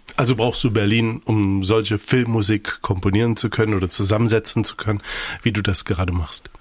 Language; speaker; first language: German; native; German